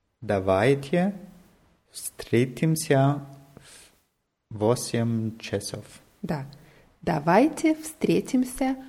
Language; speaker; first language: Russian; non-native, learner; German